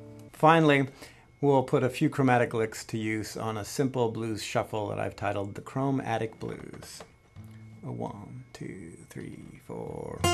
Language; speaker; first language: English; native; English